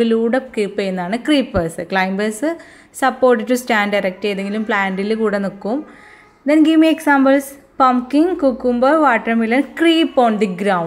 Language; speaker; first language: English; non-native, local second language; Malayalam